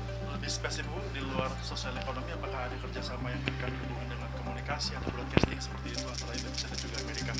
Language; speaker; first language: Indonesian; native; Indonesian